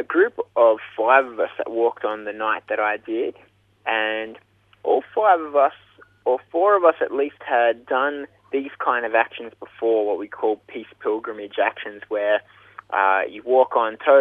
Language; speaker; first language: English; native; English